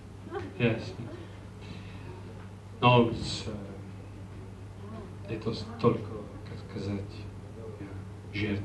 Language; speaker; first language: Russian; non-native, learner; Czech